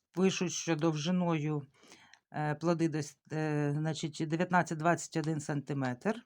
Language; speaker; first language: Ukrainian; native; Ukrainian